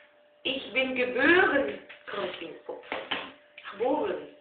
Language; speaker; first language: German; non-native, learner; Dutch